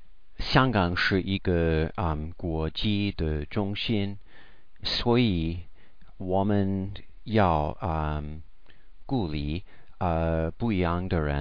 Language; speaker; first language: Chinese; non-native, learner; English